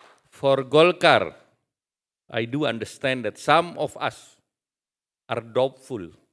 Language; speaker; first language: English; non-native, fluent; Indonesian